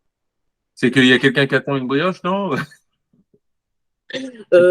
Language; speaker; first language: French; native; French